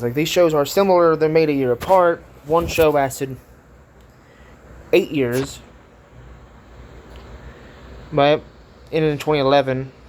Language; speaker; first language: English; native; English